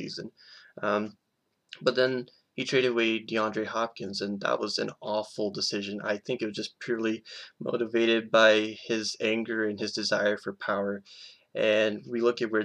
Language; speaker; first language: English; native; English